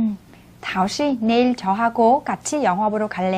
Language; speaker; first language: Korean; non-native, fluent; Vietnamese